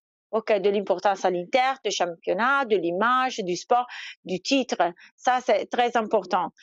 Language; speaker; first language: French; non-native, fluent; Italian